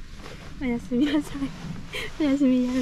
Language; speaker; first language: Japanese; non-native, learner; Vietnamese